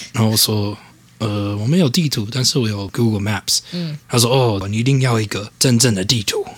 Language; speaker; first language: Chinese; non-native, fluent; English